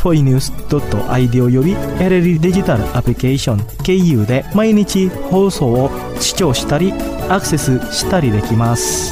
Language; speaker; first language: Japanese; non-native, fluent; Indonesian